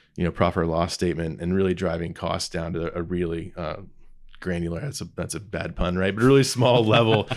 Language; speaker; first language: English; native; English